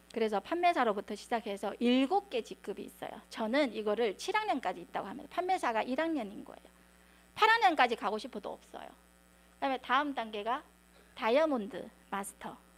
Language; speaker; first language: Korean; native; Korean